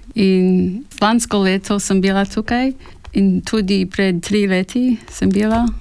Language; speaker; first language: Slovenian; early bilingual, heritage; Slovenian